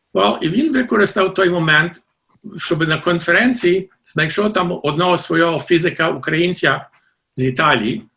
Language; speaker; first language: Ukrainian; early bilingual, heritage; Ukrainian